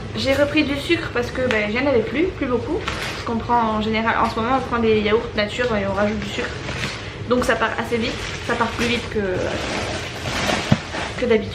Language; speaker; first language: French; native; French